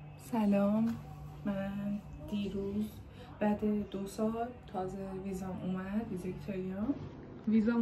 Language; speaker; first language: Persian; native; Persian